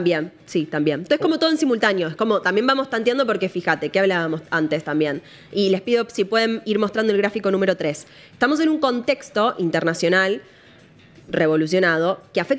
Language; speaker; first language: Spanish; native; Spanish